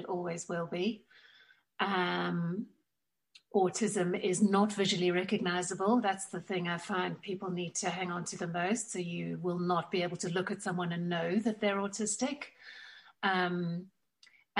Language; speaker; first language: English; native; English